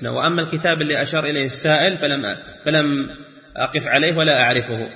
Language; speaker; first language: Arabic; native; Arabic